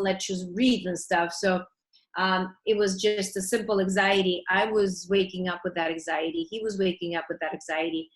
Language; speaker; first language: English; early bilingual, other home language; Russian